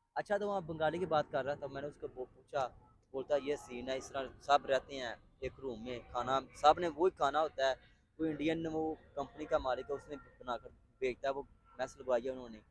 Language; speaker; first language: Urdu; non-native, local second language; Punjabi